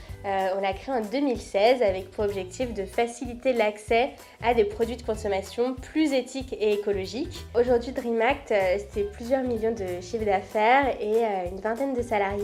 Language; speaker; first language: French; native; French